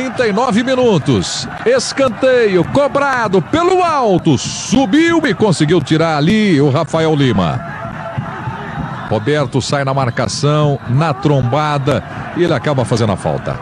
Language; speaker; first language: Portuguese; native; Portuguese